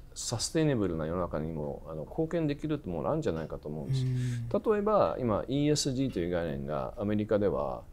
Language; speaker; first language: Japanese; early bilingual, other home language; English